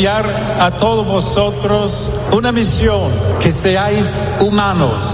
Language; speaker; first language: Spanish; non-native, fluent; English